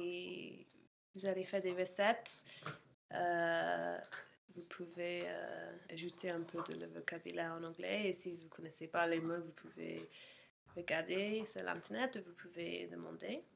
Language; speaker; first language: French; non-native, fluent; English